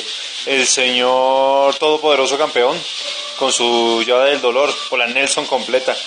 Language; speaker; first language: Spanish; native; Spanish